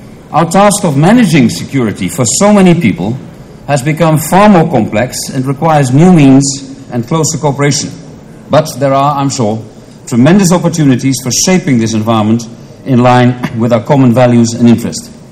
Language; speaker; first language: English; non-native, fluent; Dutch